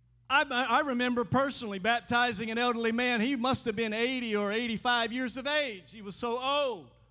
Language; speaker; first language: English; native; English